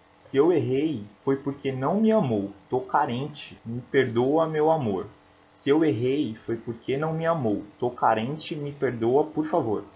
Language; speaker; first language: Portuguese; native; Portuguese